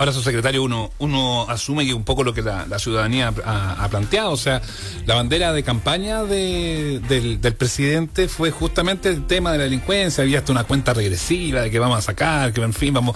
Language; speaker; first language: Spanish; native; Spanish